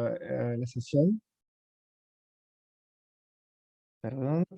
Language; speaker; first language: Spanish; non-native, fluent; French